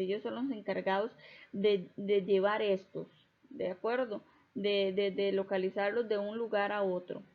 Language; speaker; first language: Spanish; native; Spanish